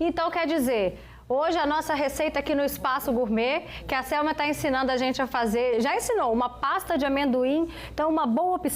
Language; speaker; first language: Portuguese; native; Portuguese